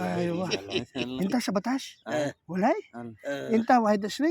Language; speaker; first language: Arabic; non-native, learner; Filipino